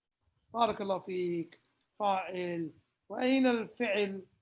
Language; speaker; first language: Arabic; non-native, fluent; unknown